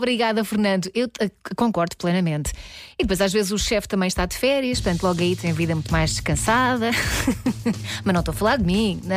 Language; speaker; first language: Portuguese; native; Portuguese